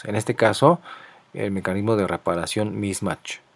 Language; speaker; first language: Spanish; native; Spanish